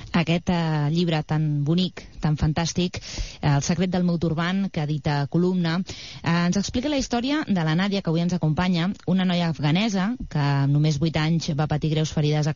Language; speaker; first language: Catalan; native; Catalan